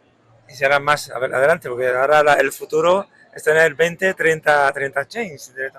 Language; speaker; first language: Spanish; native; Spanish